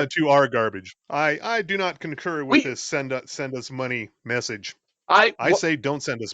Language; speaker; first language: English; native; English